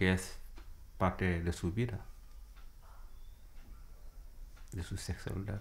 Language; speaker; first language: Spanish; non-native, fluent; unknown